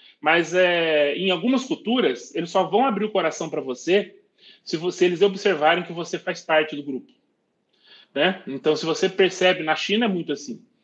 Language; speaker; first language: Portuguese; native; Portuguese